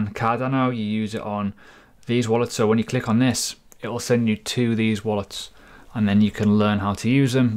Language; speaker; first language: English; native; English